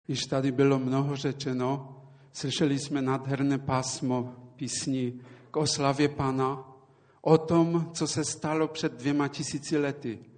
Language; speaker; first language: Czech; non-native, local second language; Polish